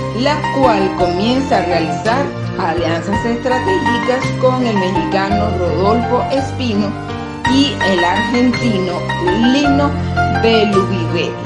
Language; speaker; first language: Spanish; native; Spanish